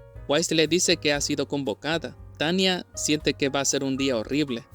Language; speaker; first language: Spanish; native; Spanish